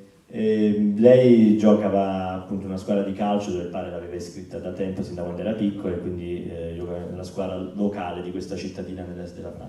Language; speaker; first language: Italian; native; Italian